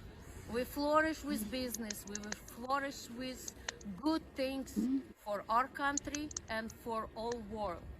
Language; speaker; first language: English; non-native, learner; Ukrainian